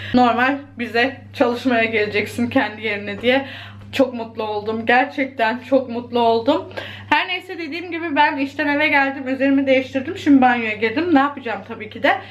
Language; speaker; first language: Turkish; early bilingual, heritage; Turkish